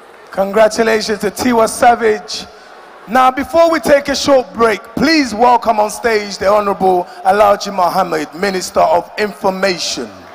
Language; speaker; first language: English; early bilingual, other home language; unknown